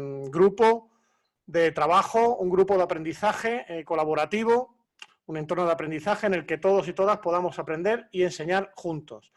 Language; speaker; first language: Spanish; native; Spanish